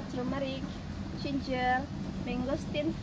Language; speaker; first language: English; non-native, learner; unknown